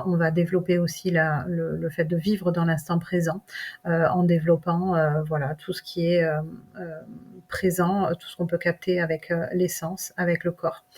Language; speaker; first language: French; native; French